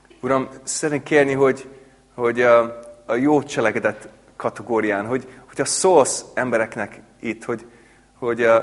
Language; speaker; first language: Hungarian; non-native, fluent; English